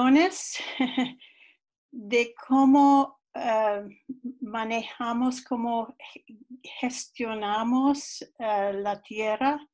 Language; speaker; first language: Spanish; non-native, fluent; English